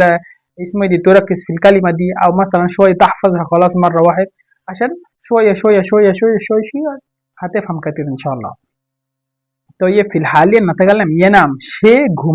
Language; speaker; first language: Arabic; non-native, fluent; Bangla